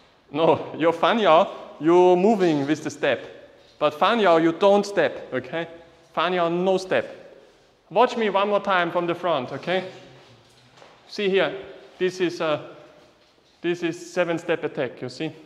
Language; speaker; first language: English; non-native, fluent; German